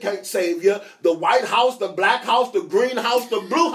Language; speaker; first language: English; native; English